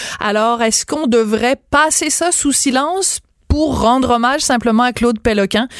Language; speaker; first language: French; native; French